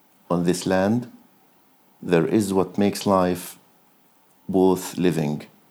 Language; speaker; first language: English; non-native, fluent; Arabic